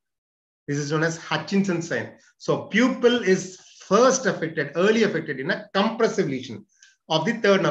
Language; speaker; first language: English; non-native, local second language; Telugu